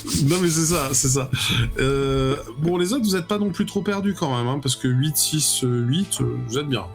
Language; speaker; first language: French; native; French